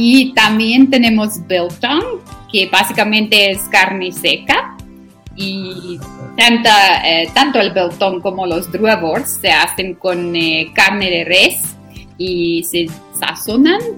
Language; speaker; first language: Spanish; non-native, learner; Afrikaans